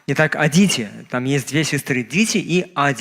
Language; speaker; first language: Russian; native; Russian